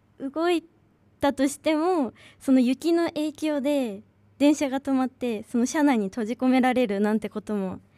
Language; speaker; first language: Japanese; native; Japanese